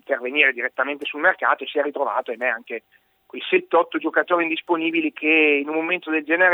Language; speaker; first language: Italian; native; Italian